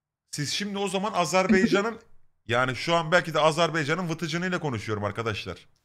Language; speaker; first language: Turkish; native; Turkish